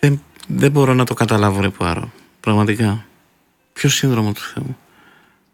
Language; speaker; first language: Greek; native; Greek